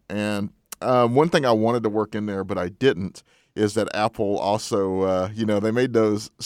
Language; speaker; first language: English; native; English